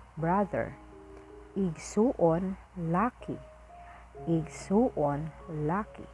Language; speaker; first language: Cebuano; native; Cebuano